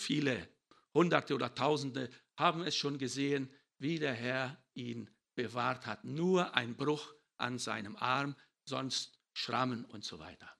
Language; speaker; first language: German; early bilingual, heritage; German